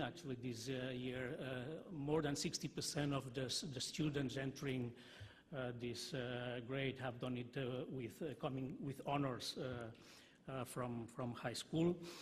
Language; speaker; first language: English; non-native, fluent; Catalan